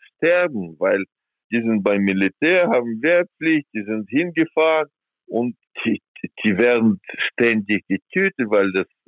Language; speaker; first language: German; non-native, fluent; Ukrainian